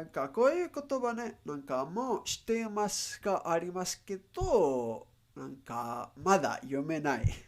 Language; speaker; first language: Japanese; non-native, learner; Spanish